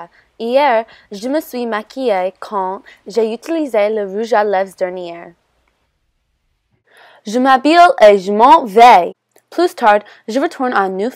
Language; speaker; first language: French; non-native, learner; English